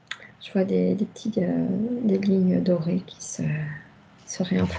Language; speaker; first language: French; native; French